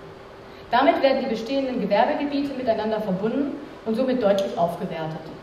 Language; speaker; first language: German; native; German